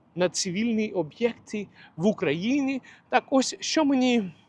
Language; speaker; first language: Ukrainian; non-native, local second language; Russian